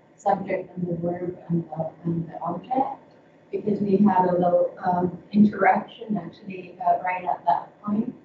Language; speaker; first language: English; non-native, fluent; Finnish